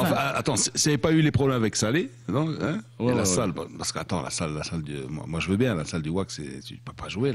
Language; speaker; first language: French; non-native, local second language; Arabic